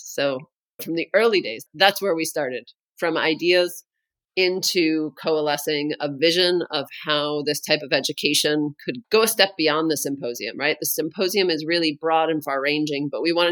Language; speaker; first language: English; native; English